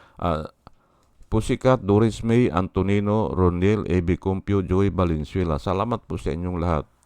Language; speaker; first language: Filipino; native; Filipino